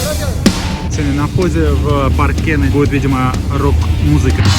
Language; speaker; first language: Russian; native; Russian